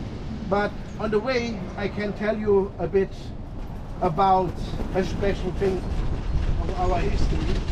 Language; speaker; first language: English; non-native, fluent; Portuguese